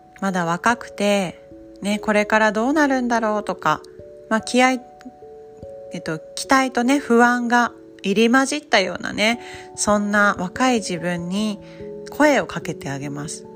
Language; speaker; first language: Japanese; native; Japanese